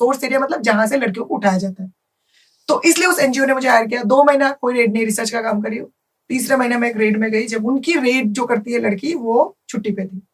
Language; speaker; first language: Hindi; non-native, local second language; Bangla